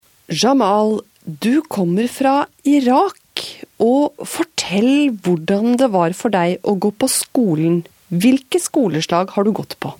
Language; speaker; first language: Norwegian; native; Norwegian